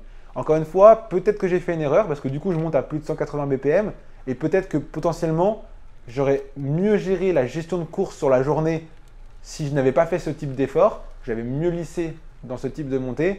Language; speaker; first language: French; native; French